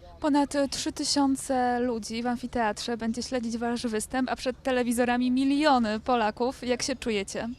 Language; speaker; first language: Polish; native; Polish